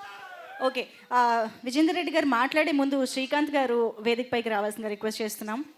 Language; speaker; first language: Telugu; native; Telugu